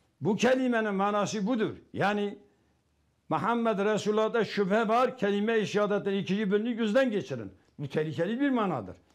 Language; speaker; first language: Turkish; non-native, local second language; Kurdish